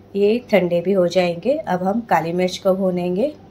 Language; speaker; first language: Hindi; non-native, local second language; Telugu